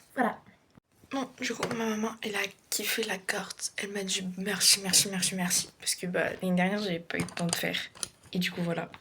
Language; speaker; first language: French; native; French